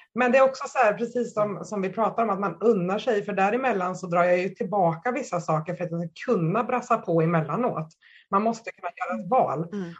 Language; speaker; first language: Swedish; native; Swedish